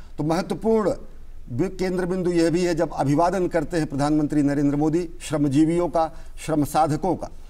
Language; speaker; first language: Hindi; native; Hindi